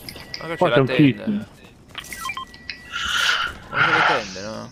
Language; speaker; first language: Italian; native; Italian